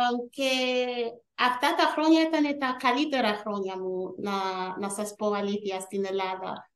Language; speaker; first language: Greek; early bilingual, other home language; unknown